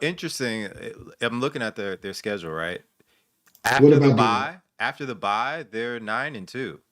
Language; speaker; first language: English; native; English